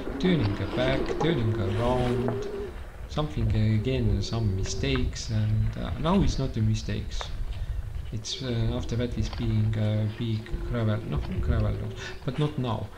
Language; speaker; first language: English; non-native, learner; Estonian